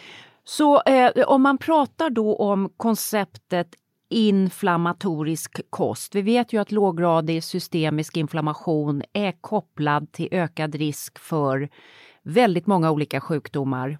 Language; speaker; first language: Swedish; native; Swedish